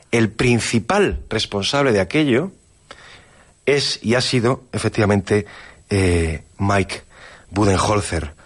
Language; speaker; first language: Spanish; native; Spanish